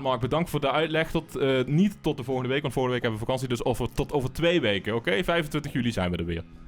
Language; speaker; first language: Dutch; native; Dutch